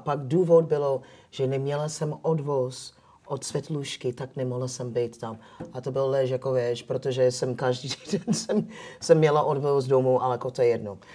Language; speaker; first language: Czech; non-native, fluent; English